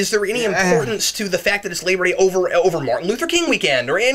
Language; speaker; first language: English; native; English